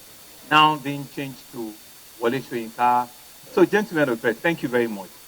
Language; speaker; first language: English; non-native, local second language; Yoruba